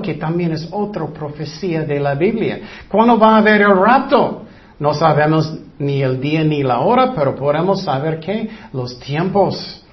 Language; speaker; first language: Spanish; non-native, fluent; English